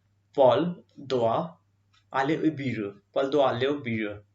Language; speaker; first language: French; non-native, learner; Hindi